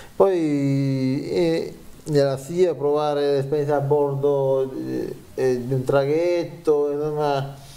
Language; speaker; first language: Italian; native; Italian